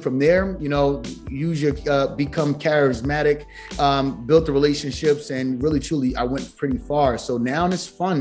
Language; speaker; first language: English; native; English